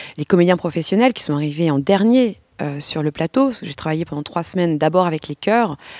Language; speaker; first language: French; native; French